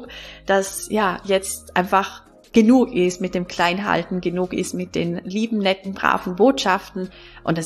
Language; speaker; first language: German; native; German